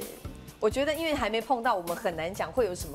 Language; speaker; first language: Chinese; native; Chinese